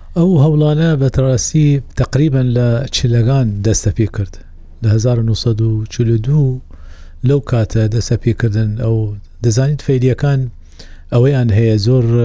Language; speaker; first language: Central Kurdish; non-native, local second language; Southern Kurdish